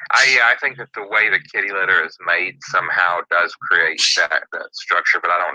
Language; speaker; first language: English; native; English